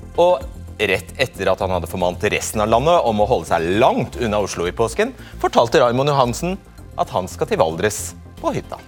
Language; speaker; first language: Norwegian; native; Norwegian